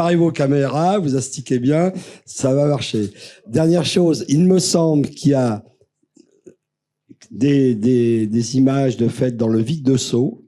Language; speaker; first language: French; native; French